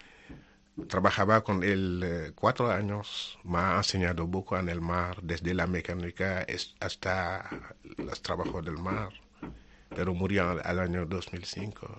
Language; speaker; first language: Spanish; non-native, learner; Wolof